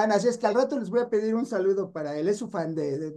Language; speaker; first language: Spanish; native; Spanish